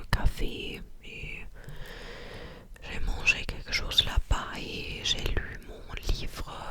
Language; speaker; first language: French; non-native, learner; English